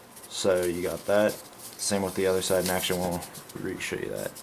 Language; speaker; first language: English; native; English